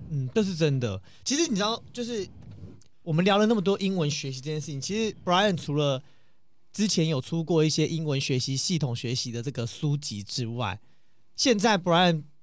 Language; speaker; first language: Chinese; native; Chinese